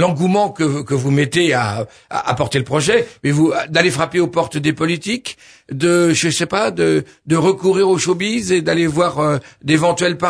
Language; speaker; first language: French; native; French